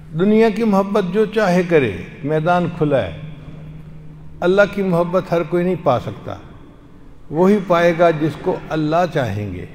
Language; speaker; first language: Urdu; non-native, local second language; Punjabi